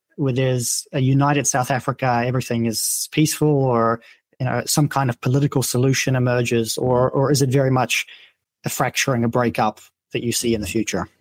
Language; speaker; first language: English; non-native, fluent; Dutch